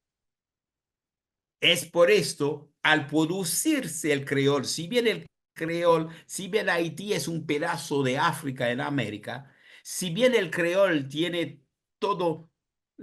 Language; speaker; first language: Spanish; non-native, fluent; Haitian Creole